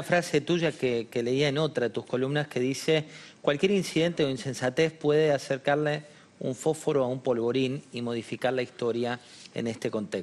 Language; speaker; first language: Spanish; native; Spanish